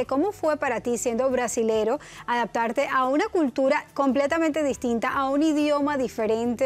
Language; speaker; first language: Spanish; native; Spanish